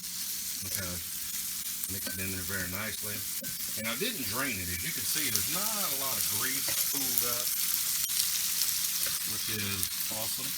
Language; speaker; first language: English; native; English